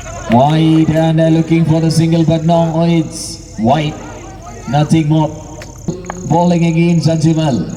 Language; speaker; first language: English; non-native, local second language; Malayalam